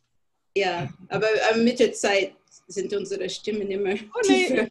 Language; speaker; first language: German; non-native, fluent; English